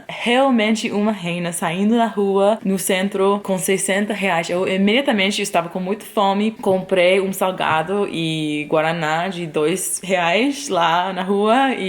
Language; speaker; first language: Portuguese; non-native, fluent; English